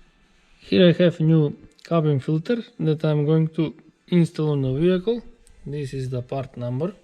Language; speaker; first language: English; non-native, fluent; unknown